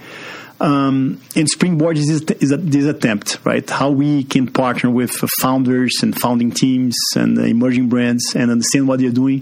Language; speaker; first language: English; non-native, fluent; Portuguese